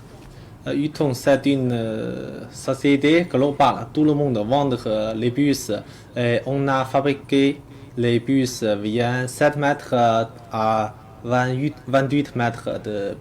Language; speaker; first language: French; non-native, learner; Chinese